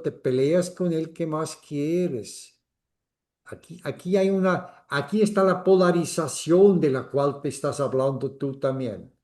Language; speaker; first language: Spanish; non-native, fluent; German